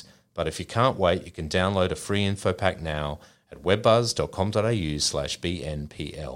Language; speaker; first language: English; native; English